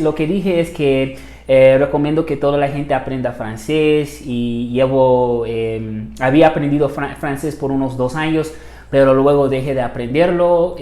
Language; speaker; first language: Spanish; non-native, fluent; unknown